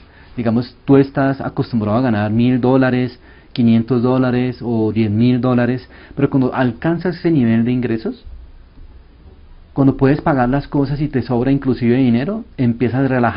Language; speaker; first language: Spanish; early bilingual, other home language; Korean